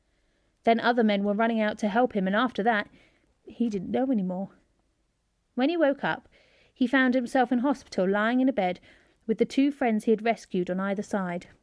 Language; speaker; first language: English; native; English